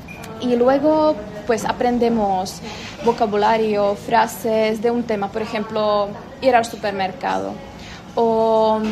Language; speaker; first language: Spanish; non-native, fluent; Czech